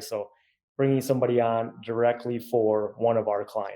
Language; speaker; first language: English; native; English